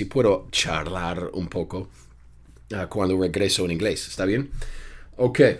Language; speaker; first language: Spanish; non-native, fluent; English